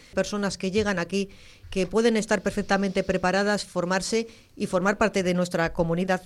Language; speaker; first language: Spanish; native; Spanish